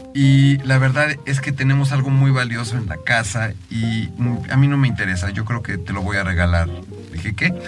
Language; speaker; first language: Spanish; native; Spanish